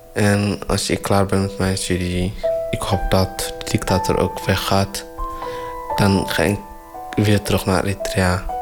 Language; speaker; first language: Dutch; non-native, learner; Tigrinya